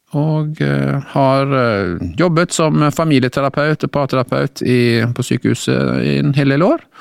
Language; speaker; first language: Norwegian; native; Norwegian